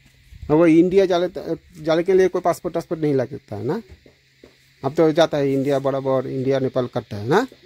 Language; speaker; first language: Hindi; non-native, local second language; Bangla